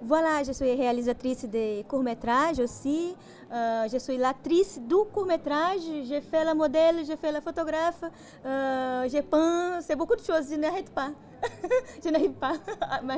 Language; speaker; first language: French; non-native, fluent; Portuguese